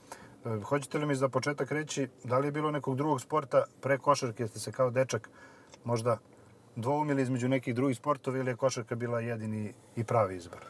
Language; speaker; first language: Serbian; native; Serbian